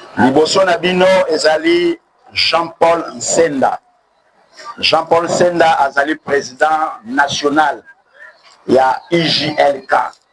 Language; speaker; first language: Lingala; non-native, local second language; Kongo